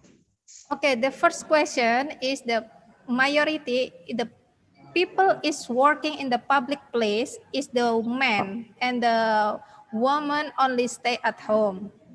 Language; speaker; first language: English; non-native, learner; Indonesian